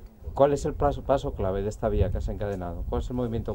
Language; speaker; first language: Spanish; native; Spanish